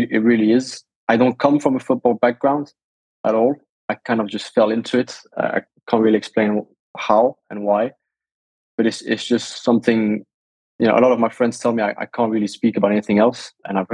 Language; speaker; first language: English; non-native, fluent; Danish